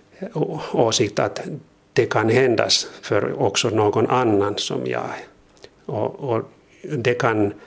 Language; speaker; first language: Swedish; non-native, learner; Finnish